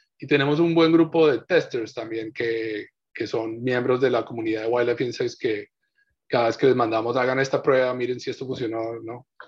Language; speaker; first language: Spanish; native; Spanish